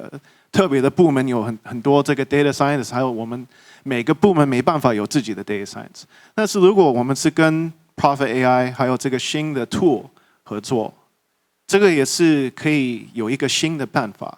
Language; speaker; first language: Chinese; early bilingual, heritage; English